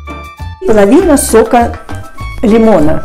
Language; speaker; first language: Russian; native; Russian